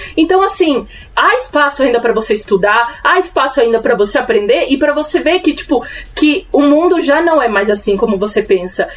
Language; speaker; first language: Portuguese; early bilingual, other home language; Spanish